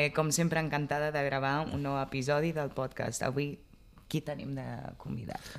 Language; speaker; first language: Catalan; non-native, local second language; Spanish